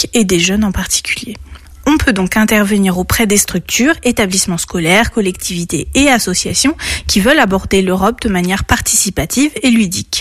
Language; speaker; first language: French; native; French